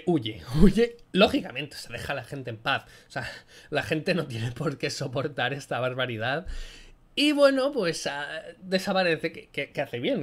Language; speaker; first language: Spanish; native; Spanish